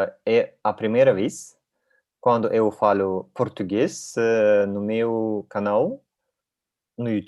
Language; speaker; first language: Portuguese; non-native, learner; Russian